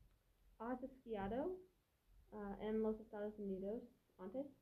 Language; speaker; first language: Spanish; non-native, learner; English